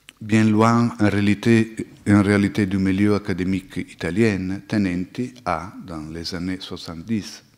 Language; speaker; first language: French; non-native, fluent; Italian